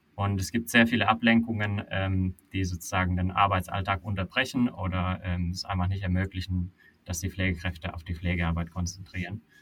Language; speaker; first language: German; non-native, fluent; Finnish